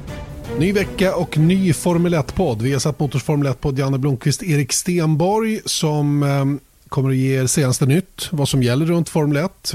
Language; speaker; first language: Swedish; native; Swedish